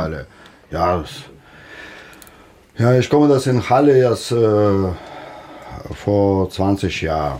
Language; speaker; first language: German; non-native, learner; Russian